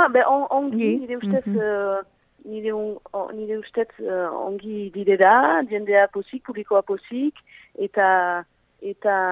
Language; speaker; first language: Basque; non-native, local second language; French